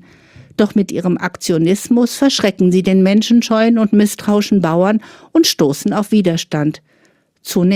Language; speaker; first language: German; native; German